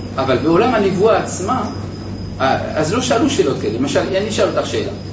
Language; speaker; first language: Hebrew; native; Hebrew